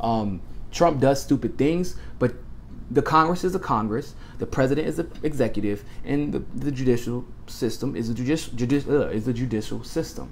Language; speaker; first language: English; native; English